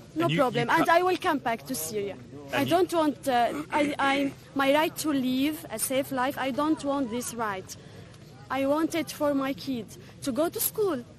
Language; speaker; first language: English; non-native, fluent; Arabic